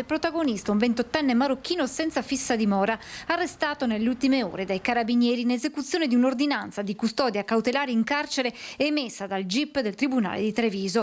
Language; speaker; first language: Italian; native; Italian